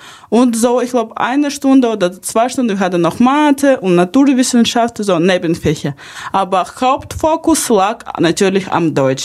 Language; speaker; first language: German; non-native, fluent; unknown